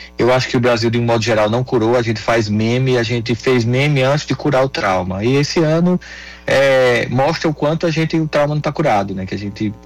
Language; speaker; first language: Portuguese; native; Portuguese